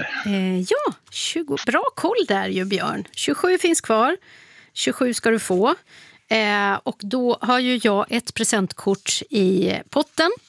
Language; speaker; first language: Swedish; native; Swedish